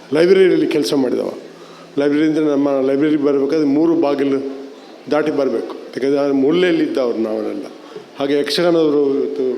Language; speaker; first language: Kannada; non-native, local second language; Tulu